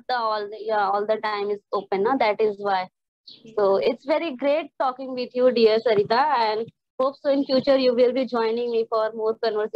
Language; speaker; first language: English; non-native, learner; Hindi